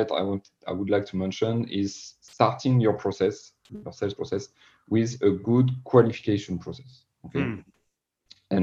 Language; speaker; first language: English; non-native, fluent; French